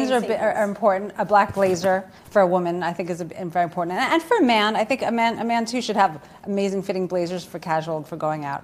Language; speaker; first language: English; native; English